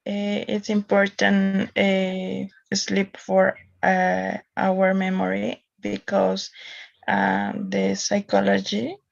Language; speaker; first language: English; non-native, learner; Spanish